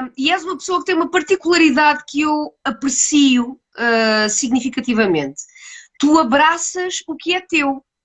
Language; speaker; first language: Portuguese; native; Portuguese